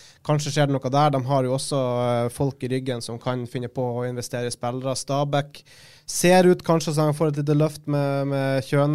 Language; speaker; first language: Norwegian; native; Norwegian